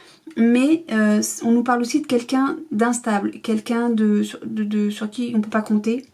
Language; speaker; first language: French; native; French